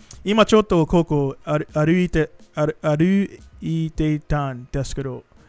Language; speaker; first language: Japanese; non-native, learner; English